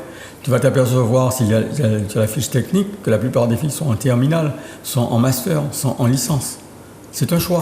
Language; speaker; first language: French; native; French